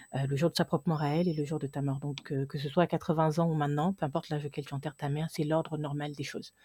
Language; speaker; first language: French; non-native, local second language; Fang